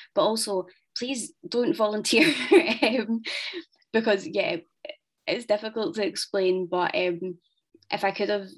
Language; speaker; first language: English; native; English